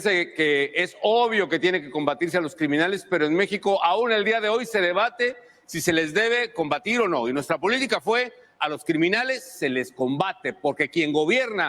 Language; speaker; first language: Spanish; native; Spanish